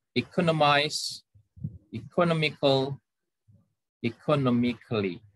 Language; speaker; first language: English; non-native, fluent; Indonesian